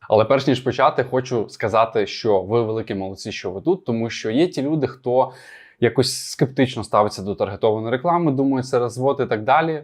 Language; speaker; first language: Ukrainian; non-native, local second language; Russian